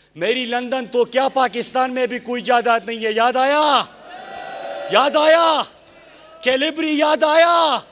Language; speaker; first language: Urdu; non-native, local second language; Pashto